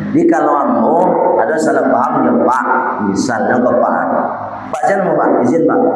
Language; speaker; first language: Malay; non-native, local second language; Minangkabau